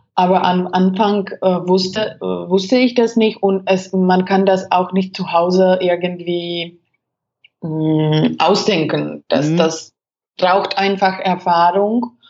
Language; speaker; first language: German; non-native, fluent; Czech